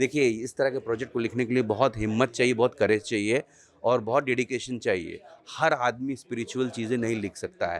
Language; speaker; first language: Hindi; native; Hindi